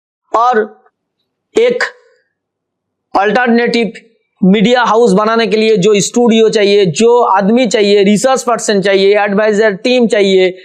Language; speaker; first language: Hindi; non-native, local second language; Bangla